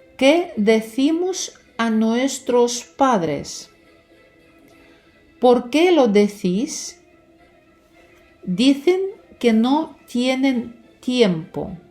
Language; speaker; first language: Spanish; non-native, fluent; Ukrainian